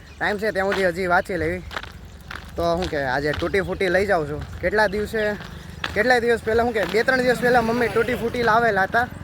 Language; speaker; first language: Gujarati; native; Gujarati